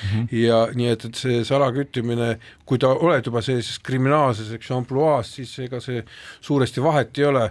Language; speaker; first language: Estonian; native; Estonian